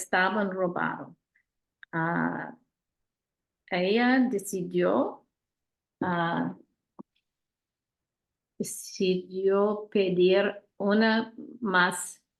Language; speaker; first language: Spanish; non-native, learner; English